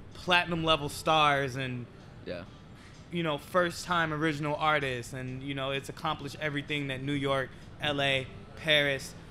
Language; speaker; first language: English; native; English